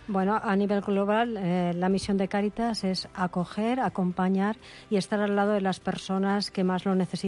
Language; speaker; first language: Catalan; non-native, local second language; Spanish